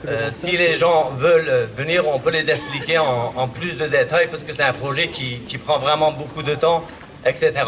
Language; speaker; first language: French; non-native, fluent; Kurdish